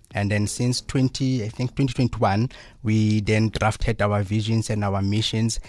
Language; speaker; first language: English; non-native, local second language; Southern Sotho